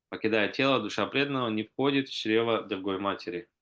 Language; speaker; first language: Russian; native; Russian